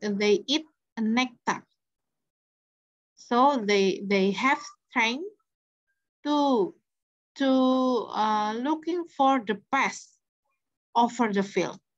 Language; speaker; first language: English; non-native, fluent; Indonesian